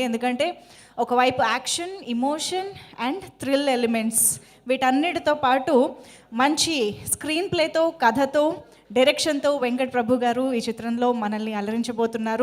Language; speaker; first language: Telugu; native; Telugu